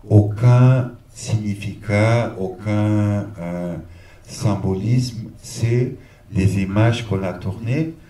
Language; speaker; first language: French; non-native, fluent; Portuguese